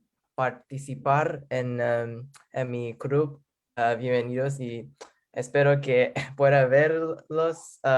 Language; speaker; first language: Spanish; non-native, learner; English